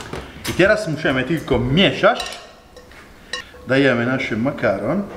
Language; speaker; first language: Polish; non-native, learner; Italian